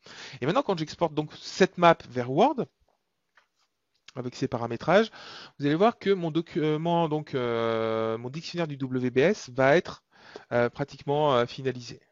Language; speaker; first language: French; native; French